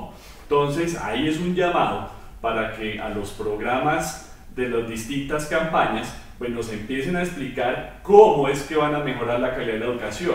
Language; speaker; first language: Spanish; native; Spanish